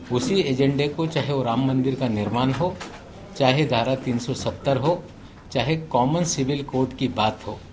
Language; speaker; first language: Hindi; native; Hindi